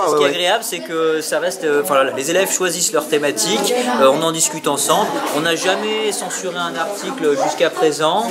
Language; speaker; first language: French; native; French